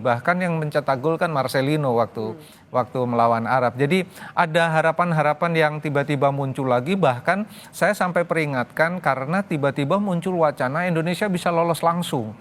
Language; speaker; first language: Indonesian; native; Indonesian